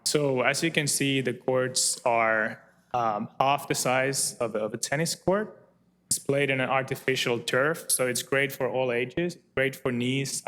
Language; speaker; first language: English; non-native, fluent; Finnish